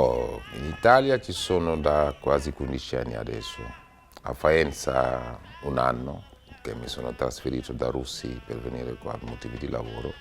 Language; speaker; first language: Italian; non-native, fluent; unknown